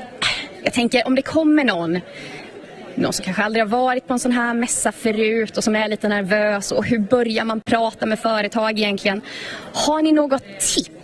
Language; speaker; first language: Swedish; native; Swedish